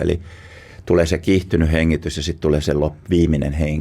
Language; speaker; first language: Finnish; native; Finnish